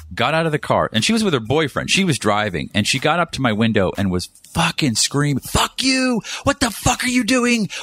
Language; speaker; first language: English; native; English